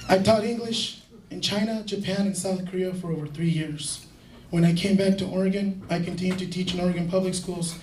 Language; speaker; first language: English; early bilingual, other home language; Spanish